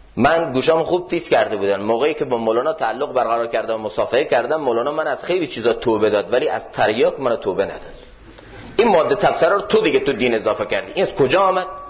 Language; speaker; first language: Persian; native; Persian